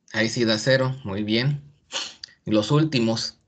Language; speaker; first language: Spanish; native; Spanish